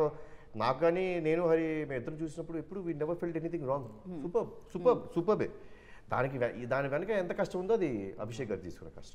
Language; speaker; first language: Telugu; native; Telugu